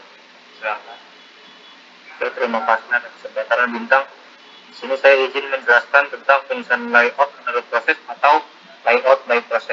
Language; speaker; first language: Indonesian; native; Indonesian